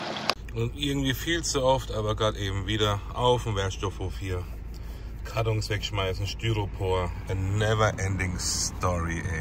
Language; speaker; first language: German; native; German